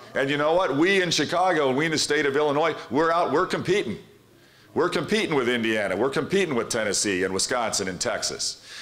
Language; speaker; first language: English; native; English